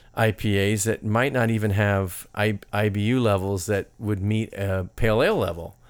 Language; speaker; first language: English; native; English